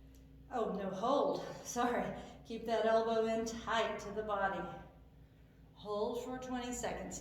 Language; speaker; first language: English; native; English